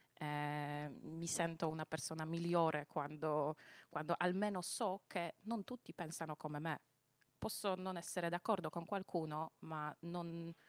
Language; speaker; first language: Italian; non-native, fluent; Polish